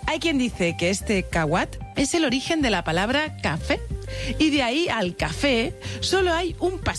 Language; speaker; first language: Spanish; native; Spanish